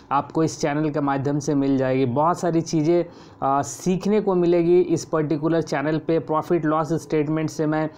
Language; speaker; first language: Hindi; native; Hindi